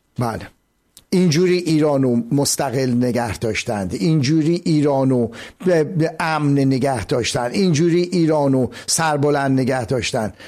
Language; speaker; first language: Persian; native; Persian